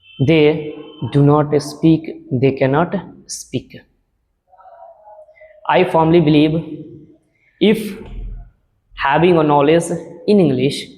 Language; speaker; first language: English; non-native, learner; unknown